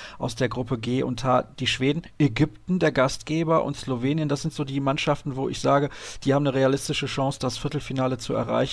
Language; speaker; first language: German; native; German